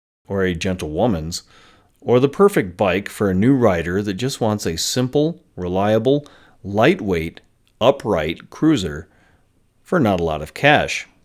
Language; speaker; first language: English; native; English